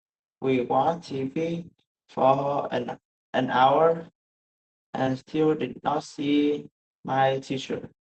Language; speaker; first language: English; non-native, learner; Vietnamese